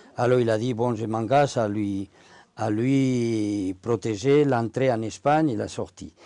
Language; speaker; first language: French; non-native, fluent; Spanish